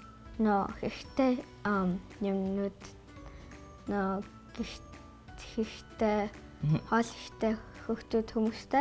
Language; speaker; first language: Mongolian; early bilingual, heritage; Mongolian